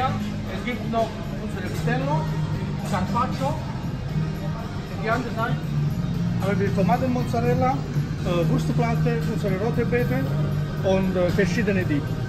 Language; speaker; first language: German; non-native, fluent; Italian